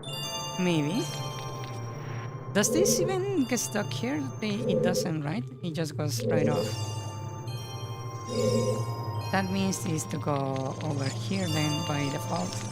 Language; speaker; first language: English; non-native, fluent; Spanish